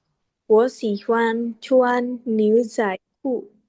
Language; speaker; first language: Chinese; non-native, learner; Indonesian